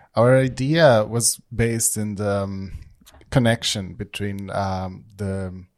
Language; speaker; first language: English; non-native, fluent; Spanish